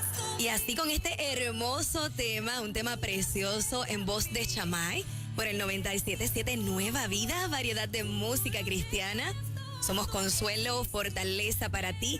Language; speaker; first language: Spanish; native; Spanish